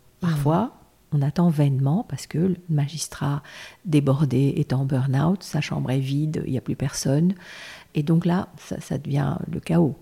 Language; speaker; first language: French; non-native, local second language; Armenian